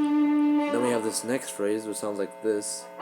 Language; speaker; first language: English; native; English